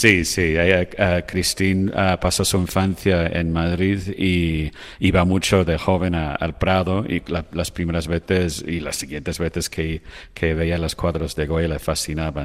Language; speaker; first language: Spanish; non-native, fluent; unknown